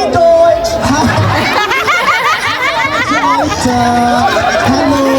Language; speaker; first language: German; non-native, learner; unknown